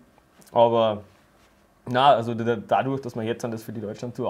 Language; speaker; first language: German; native; German